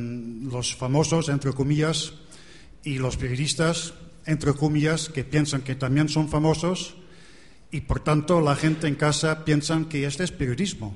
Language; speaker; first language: Spanish; non-native, fluent; Dutch